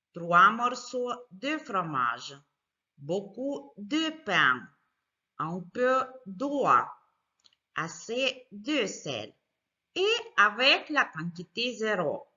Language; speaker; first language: French; non-native, fluent; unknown